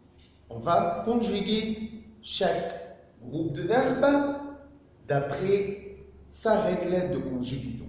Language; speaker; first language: French; non-native, fluent; Arabic